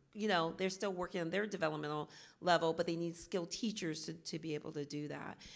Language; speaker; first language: English; native; English